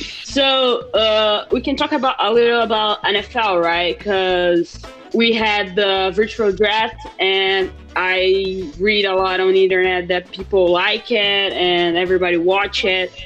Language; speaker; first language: English; non-native, learner; Portuguese